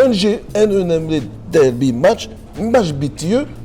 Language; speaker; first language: Turkish; non-native, learner; French